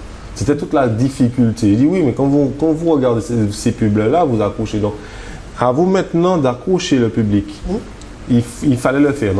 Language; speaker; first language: French; native; French